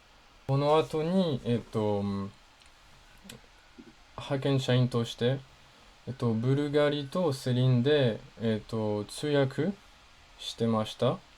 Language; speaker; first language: Japanese; non-native, learner; French